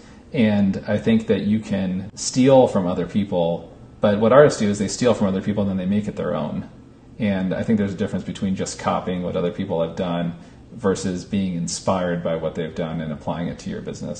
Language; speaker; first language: English; native; English